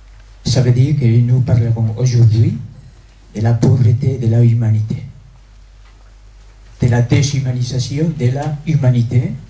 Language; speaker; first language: French; non-native, fluent; Spanish